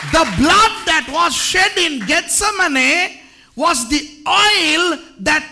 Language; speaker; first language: English; non-native, local second language; Tamil